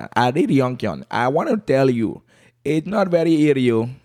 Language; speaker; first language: English; non-native, local second language; Yoruba